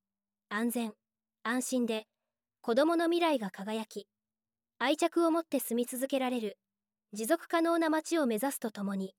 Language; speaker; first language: Japanese; native; Japanese